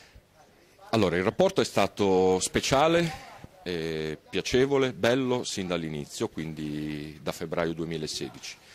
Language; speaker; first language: Italian; native; Italian